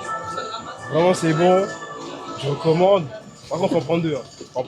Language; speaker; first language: French; native; French